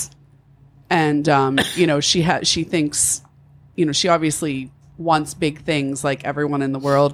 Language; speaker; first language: English; native; English